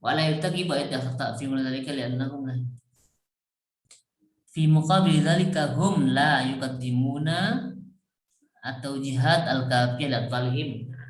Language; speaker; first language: Arabic; non-native, learner; Indonesian